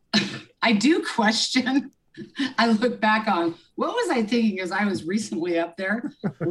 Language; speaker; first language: English; native; English